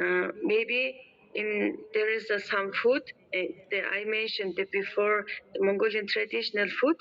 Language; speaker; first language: English; non-native, learner; Mongolian